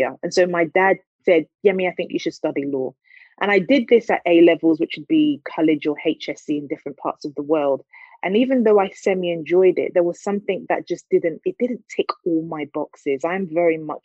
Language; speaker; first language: English; native; English